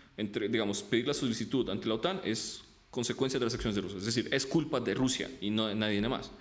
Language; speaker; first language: Spanish; early bilingual, other home language; Russian